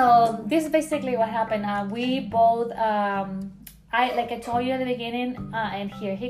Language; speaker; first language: English; non-native, fluent; Spanish